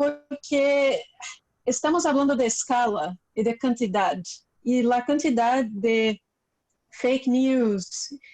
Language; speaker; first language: Spanish; non-native, fluent; Portuguese